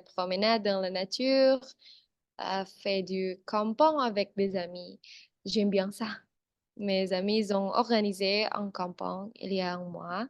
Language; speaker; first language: French; non-native, learner; Indonesian